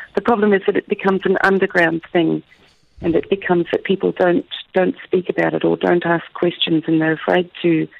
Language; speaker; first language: English; native; English